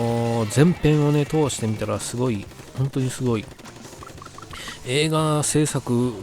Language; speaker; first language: Japanese; native; Japanese